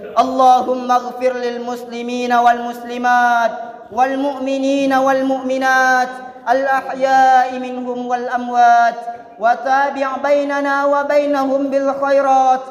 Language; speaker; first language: Malay; non-native, local second language; Minangkabau